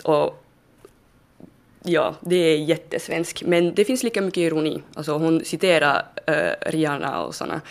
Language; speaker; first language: Swedish; non-native, fluent; French